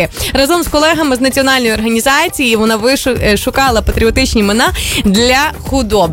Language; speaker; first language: Ukrainian; native; Ukrainian